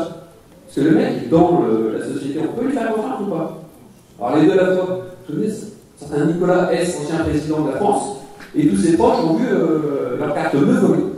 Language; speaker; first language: French; native; French